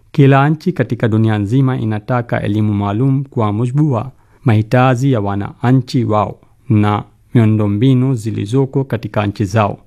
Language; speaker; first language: Swahili; non-native, fluent; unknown